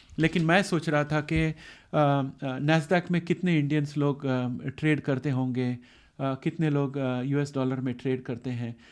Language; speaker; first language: Hindi; non-native, local second language; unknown